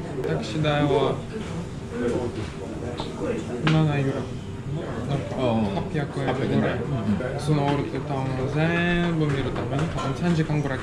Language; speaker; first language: Japanese; non-native, fluent; Latvian